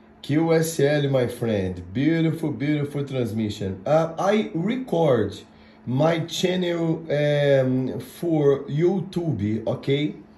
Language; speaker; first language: English; non-native, learner; Portuguese